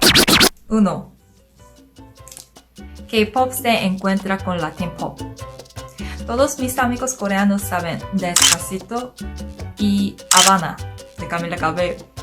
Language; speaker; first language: Spanish; non-native, learner; Korean